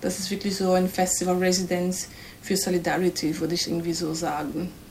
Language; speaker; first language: German; non-native, fluent; Portuguese